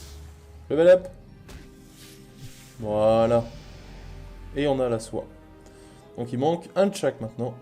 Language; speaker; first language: French; native; French